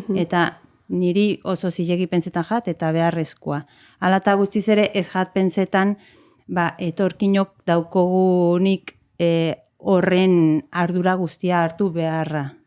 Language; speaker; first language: Basque; non-native, fluent; Spanish